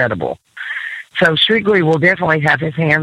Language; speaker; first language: English; native; English